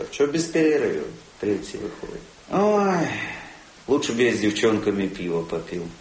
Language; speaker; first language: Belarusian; native; Belarusian